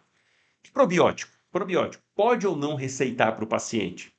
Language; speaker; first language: Portuguese; native; Portuguese